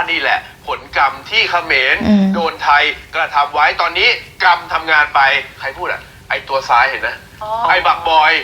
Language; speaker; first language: Thai; native; Thai